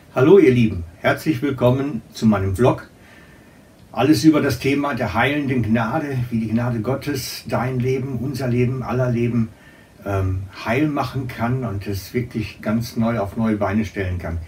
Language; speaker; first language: German; native; German